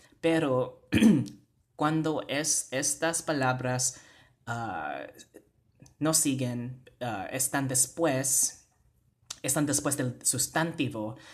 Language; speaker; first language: Spanish; non-native, fluent; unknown